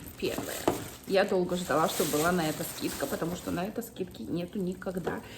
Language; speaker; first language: Russian; early bilingual, heritage; Russian